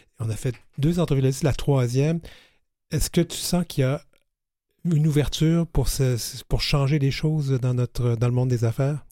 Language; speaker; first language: French; native; French